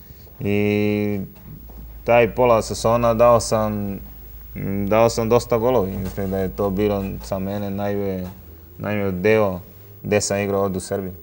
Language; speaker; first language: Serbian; non-native, learner; Spanish